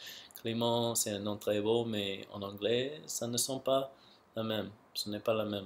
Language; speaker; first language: French; non-native, local second language; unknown